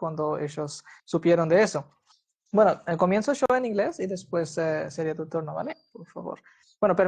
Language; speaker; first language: Spanish; non-native, fluent; Hindi